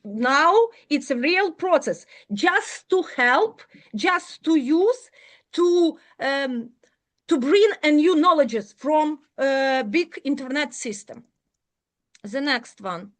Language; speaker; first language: English; non-native, learner; Ukrainian